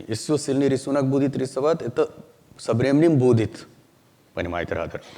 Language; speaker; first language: Russian; non-native, learner; Hindi